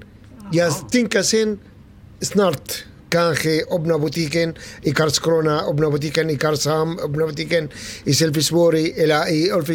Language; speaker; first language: Swedish; non-native, learner; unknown